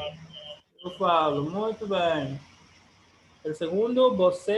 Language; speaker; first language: Portuguese; non-native, fluent; Spanish